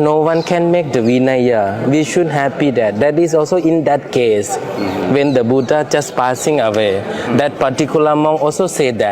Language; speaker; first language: English; non-native, fluent; Lao